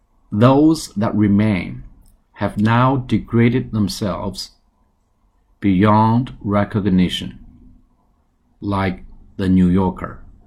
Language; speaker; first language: English; non-native, fluent; Chinese